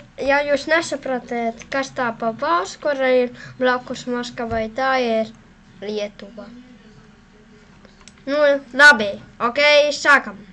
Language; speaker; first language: Latvian; non-native, local second language; Russian